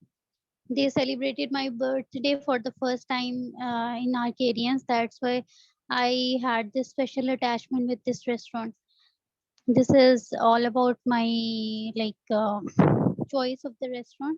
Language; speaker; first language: English; non-native, fluent; Urdu